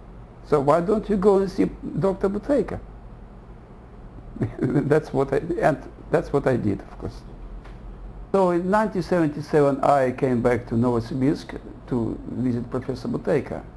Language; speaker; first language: English; non-native, fluent; Russian